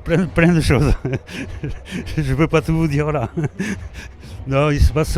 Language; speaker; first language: French; native; French